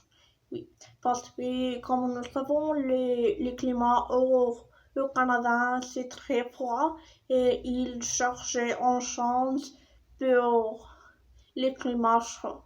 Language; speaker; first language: French; non-native, learner; Spanish